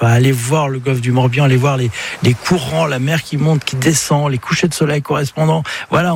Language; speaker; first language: French; native; French